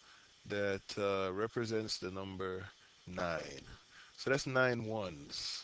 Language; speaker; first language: English; native; English